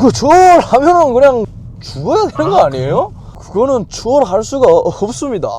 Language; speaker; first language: Korean; native; Korean